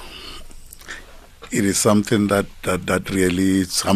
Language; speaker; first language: English; non-native, local second language; Northern Sotho